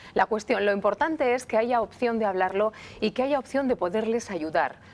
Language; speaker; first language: Spanish; native; Spanish